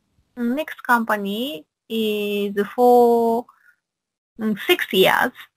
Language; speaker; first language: English; non-native, learner; Japanese